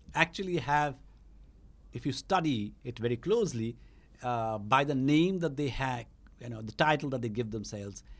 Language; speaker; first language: English; non-native, local second language; Bangla